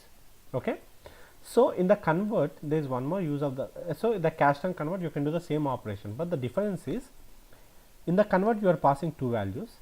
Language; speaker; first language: English; non-native, local second language; Telugu